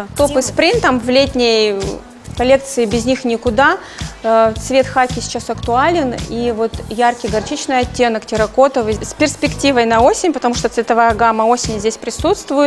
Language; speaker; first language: Russian; native; Russian